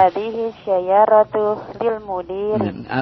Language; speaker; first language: Arabic; non-native, learner; Indonesian